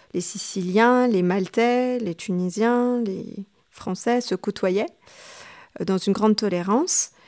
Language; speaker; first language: French; native; French